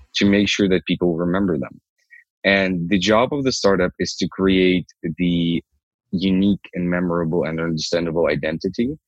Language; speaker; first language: English; non-native, fluent; Ukrainian